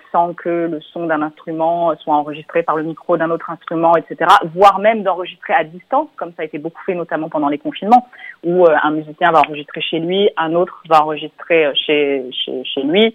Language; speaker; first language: French; native; French